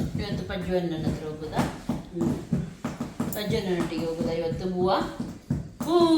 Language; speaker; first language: Kannada; native; Kannada